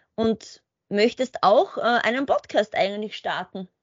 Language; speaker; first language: German; native; German